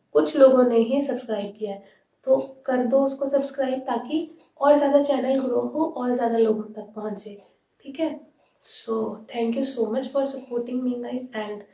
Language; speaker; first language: Hindi; native; Hindi